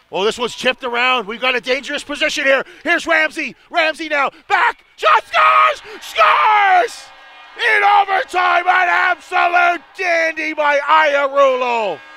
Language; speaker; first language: English; native; English